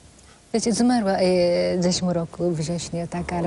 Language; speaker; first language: Polish; non-native, fluent; Japanese